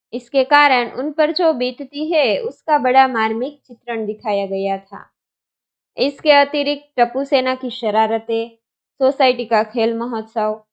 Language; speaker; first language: Hindi; non-native, local second language; Gujarati